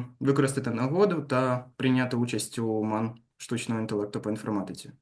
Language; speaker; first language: Ukrainian; non-native, local second language; Russian